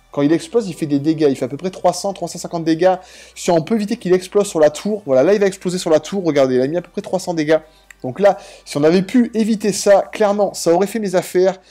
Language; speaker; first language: French; native; French